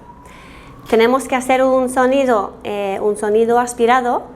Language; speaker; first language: Spanish; non-native, fluent; Norwegian